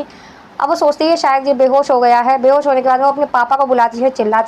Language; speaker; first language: Hindi; native; Hindi